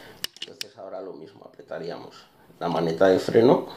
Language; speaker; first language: Spanish; native; Spanish